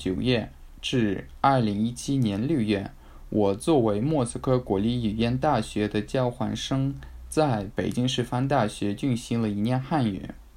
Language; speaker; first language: Chinese; non-native, fluent; Russian